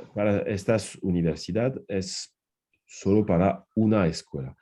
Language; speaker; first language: Spanish; non-native, fluent; French